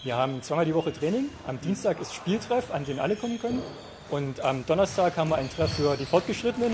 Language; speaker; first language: German; native; German